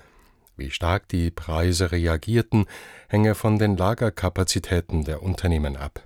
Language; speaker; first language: German; native; German